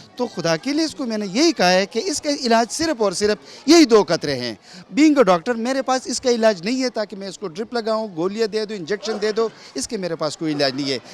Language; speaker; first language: Urdu; non-native, local second language; Pashto